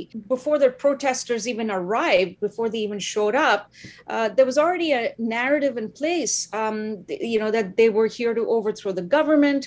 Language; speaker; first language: English; non-native, local second language; Tamil